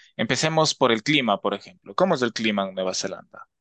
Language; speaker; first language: Spanish; native; Spanish